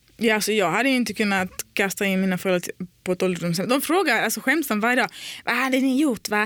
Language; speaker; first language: Swedish; early bilingual, other home language; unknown